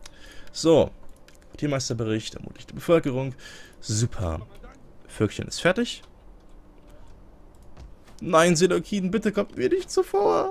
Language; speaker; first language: German; native; German